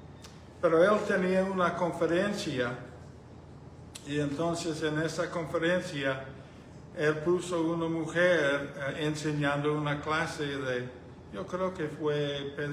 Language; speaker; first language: Spanish; non-native, fluent; English